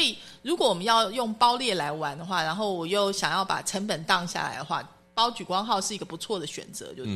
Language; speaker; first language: Chinese; native; Chinese